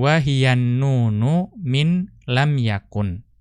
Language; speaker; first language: Arabic; non-native, fluent; Indonesian